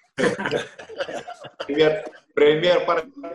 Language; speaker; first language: Spanish; non-native, fluent; Russian